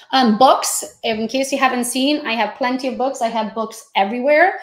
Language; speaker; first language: English; non-native, fluent; Hungarian